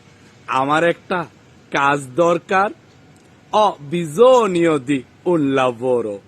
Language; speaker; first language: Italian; non-native, fluent; Bangla